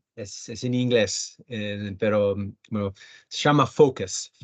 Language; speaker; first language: Spanish; early bilingual, heritage; Spanish